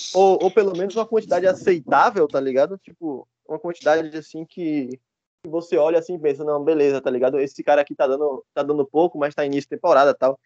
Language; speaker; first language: Portuguese; native; Portuguese